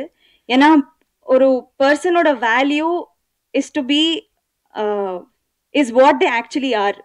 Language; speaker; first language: Tamil; non-native, fluent; Telugu